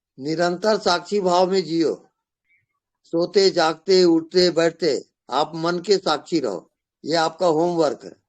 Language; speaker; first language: Hindi; native; Hindi